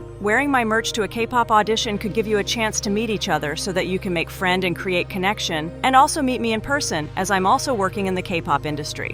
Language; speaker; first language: English; non-native, fluent; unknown